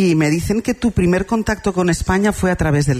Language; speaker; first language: Spanish; native; Spanish